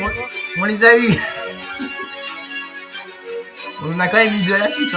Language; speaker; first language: French; native; French